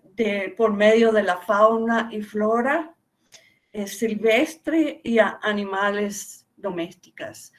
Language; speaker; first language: Spanish; non-native, fluent; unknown